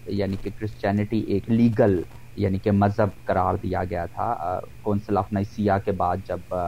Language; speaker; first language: Urdu; non-native, local second language; Punjabi